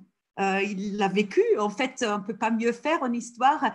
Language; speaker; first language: French; non-native, fluent; German